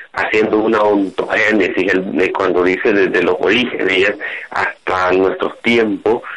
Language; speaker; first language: Spanish; native; Spanish